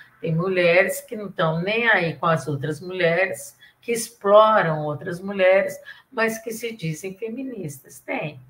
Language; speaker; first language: Portuguese; native; Portuguese